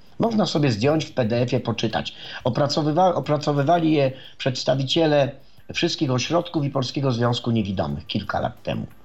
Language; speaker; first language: Polish; native; Polish